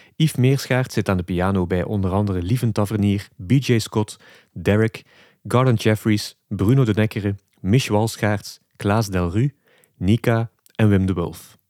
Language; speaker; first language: Dutch; native; Dutch